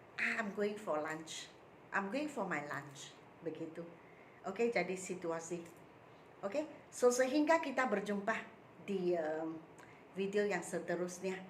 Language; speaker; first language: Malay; non-native, local second language; Min Nan Chinese